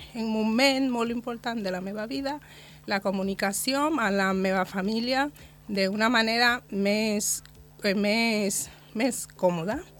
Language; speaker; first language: Catalan; non-native, learner; Spanish